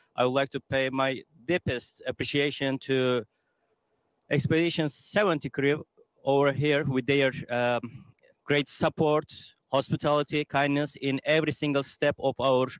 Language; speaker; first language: English; non-native, fluent; Turkish